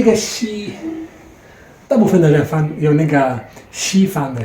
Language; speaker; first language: Chinese; non-native, fluent; Italian